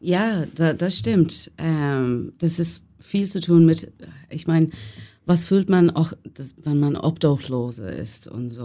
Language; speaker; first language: German; non-native, learner; English